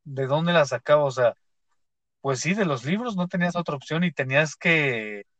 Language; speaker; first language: Spanish; native; Spanish